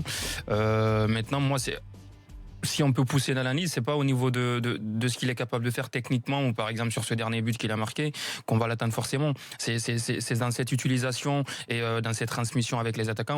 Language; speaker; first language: French; native; French